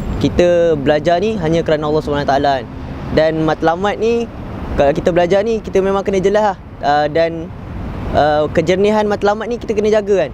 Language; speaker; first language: Malay; native; Malay